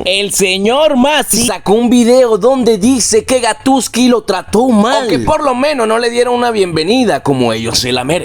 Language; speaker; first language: Spanish; native; Spanish